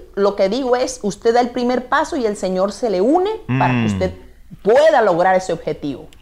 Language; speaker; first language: Spanish; native; Spanish